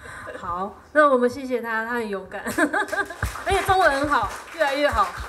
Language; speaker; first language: Chinese; native; Chinese